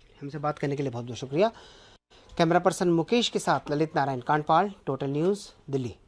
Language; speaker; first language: Hindi; native; Hindi